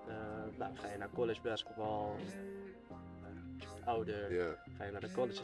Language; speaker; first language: Dutch; native; Dutch